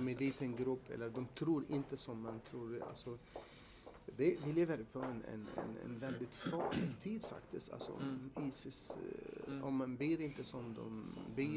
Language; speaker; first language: Swedish; non-native, fluent; Arabic